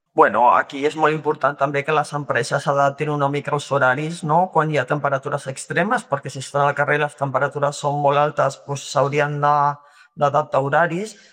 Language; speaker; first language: Catalan; non-native, local second language; Spanish